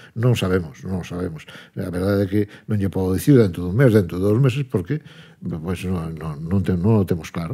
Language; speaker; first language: Galician; non-native, local second language; Spanish